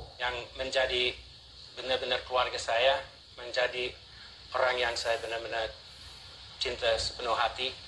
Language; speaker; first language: Indonesian; non-native, fluent; English